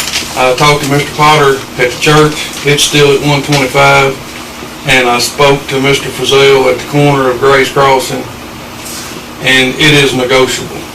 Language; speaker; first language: English; native; English